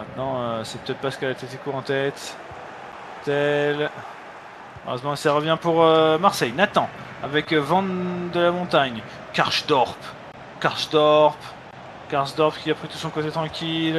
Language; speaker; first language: French; native; French